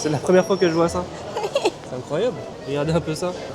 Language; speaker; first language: French; native; French